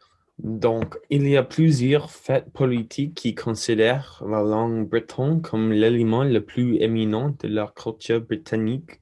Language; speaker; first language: French; non-native, learner; English